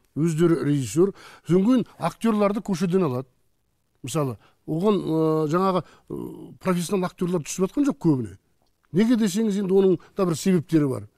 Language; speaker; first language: Kazakh; native; Kazakh